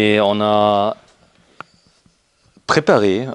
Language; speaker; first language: French; non-native, learner; German